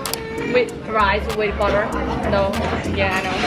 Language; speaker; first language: English; non-native, learner; Korean